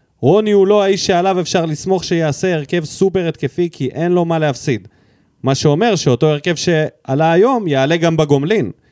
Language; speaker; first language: Hebrew; early bilingual, other home language; Russian